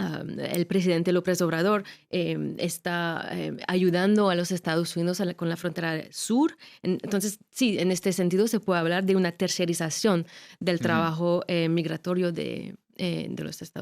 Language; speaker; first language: Spanish; non-native, fluent; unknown